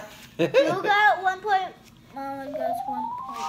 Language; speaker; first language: English; native; English